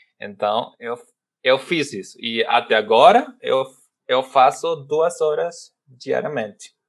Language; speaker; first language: Portuguese; non-native, fluent; Spanish